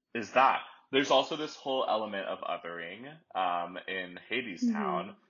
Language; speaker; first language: English; native; English